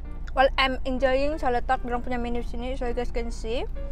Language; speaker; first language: English; non-native, local second language; Malay